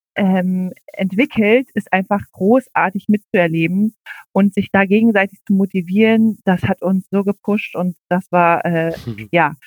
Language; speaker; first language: German; native; German